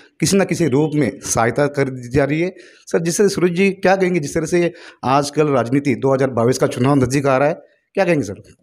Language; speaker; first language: Hindi; non-native, local second language; Telugu